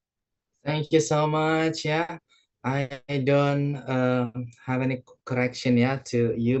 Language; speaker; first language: English; non-native, fluent; Indonesian